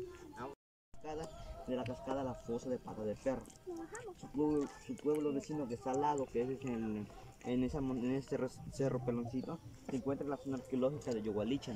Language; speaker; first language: Spanish; native; Spanish